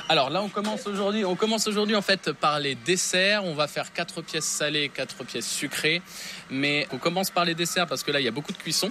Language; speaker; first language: French; native; French